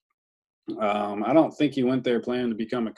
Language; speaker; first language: English; native; English